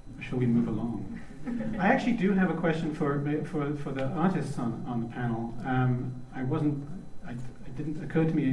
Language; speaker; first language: English; native; English